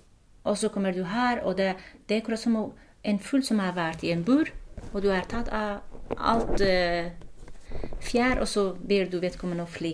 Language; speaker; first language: Norwegian; non-native, fluent; Kurdish